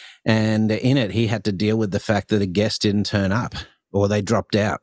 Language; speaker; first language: English; native; English